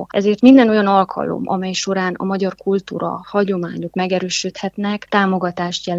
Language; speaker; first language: Hungarian; native; Hungarian